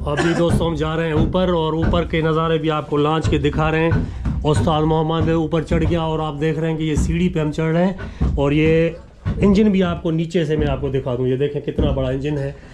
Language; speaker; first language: Urdu; non-native, local second language; Sindhi